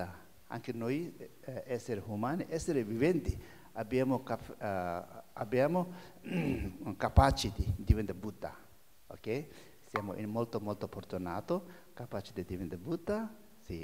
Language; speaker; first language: Italian; non-native, learner; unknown